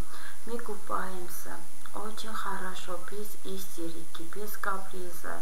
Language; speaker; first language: Russian; non-native, fluent; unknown